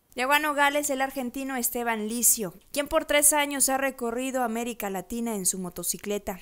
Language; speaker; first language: Spanish; native; Spanish